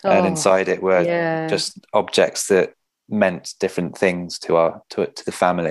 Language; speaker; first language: English; native; English